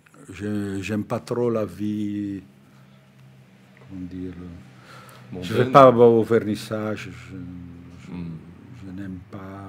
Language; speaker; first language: French; non-native, fluent; Italian